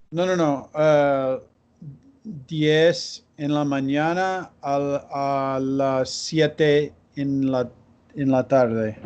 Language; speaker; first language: Spanish; non-native, learner; English